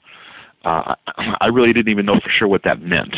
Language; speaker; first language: English; native; English